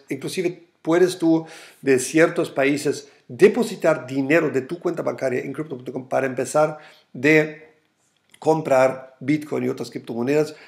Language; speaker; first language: Spanish; non-native, fluent; German